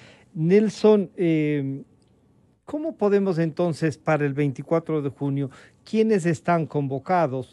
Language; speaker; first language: Spanish; native; Spanish